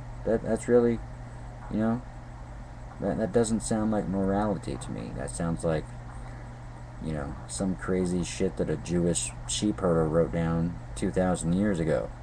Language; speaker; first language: English; native; English